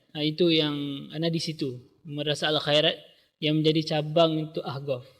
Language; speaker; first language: Malay; native; Malay